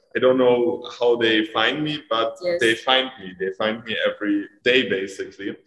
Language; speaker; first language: English; non-native, fluent; German